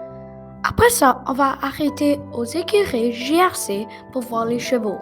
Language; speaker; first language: French; non-native, local second language; English